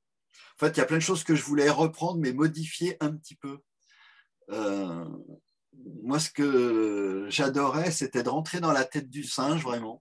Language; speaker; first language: French; native; French